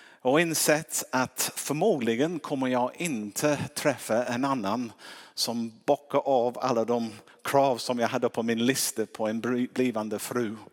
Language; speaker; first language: Swedish; non-native, fluent; English